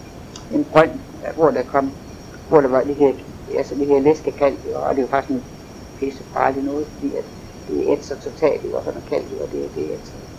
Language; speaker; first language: Danish; native; Danish